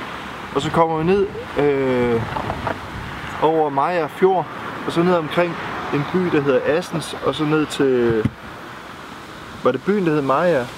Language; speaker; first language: Danish; native; Danish